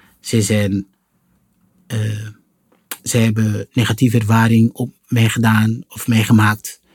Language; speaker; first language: Dutch; non-native, fluent; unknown